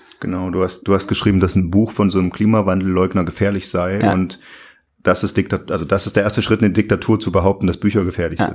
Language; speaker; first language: German; native; German